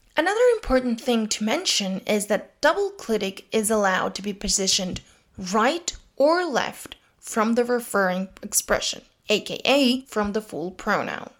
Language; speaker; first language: English; non-native, fluent; Serbian